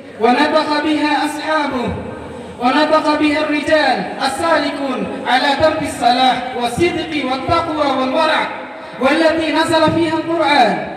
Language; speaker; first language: Arabic; non-native, learner; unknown